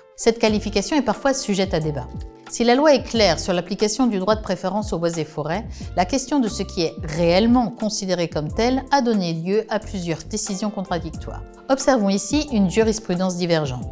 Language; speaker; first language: French; native; French